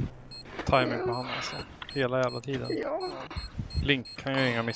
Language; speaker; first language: Swedish; native; Swedish